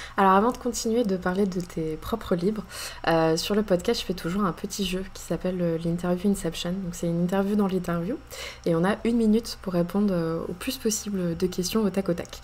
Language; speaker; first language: French; native; French